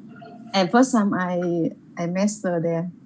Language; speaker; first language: English; non-native, learner; Vietnamese